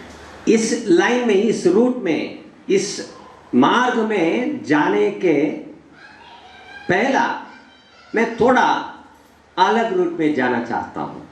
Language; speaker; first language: Hindi; non-native, learner; English